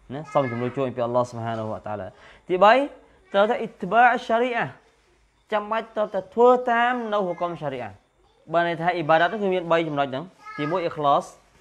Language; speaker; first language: Khmer; native; Khmer